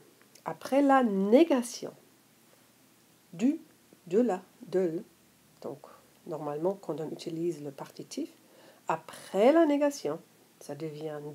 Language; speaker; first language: French; non-native, fluent; English